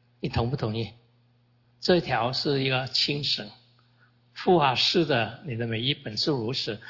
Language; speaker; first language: Chinese; native; Chinese